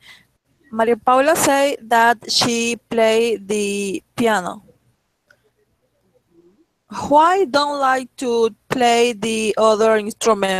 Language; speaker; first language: English; non-native, learner; Spanish